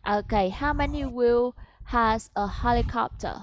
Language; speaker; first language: English; non-native, fluent; Vietnamese